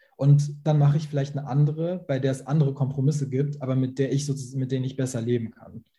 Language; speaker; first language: German; early bilingual, other home language; Persian